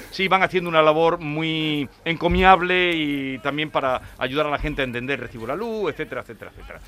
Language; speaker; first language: Spanish; native; Spanish